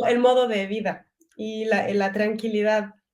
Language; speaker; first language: Spanish; early bilingual, heritage; French